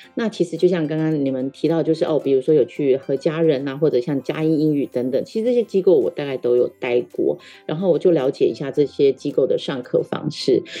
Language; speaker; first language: Chinese; non-native, local second language; Min Nan Chinese